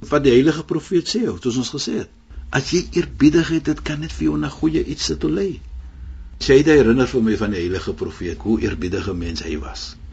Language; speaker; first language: Afrikaans; non-native, fluent; Arabic